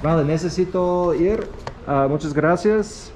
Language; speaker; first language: Spanish; non-native, learner; English